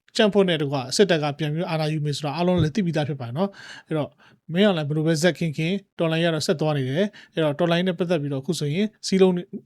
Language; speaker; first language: Burmese; native; Burmese